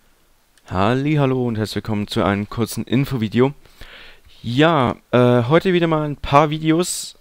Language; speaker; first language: German; native; German